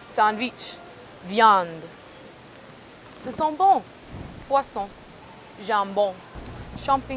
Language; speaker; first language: French; non-native, learner; English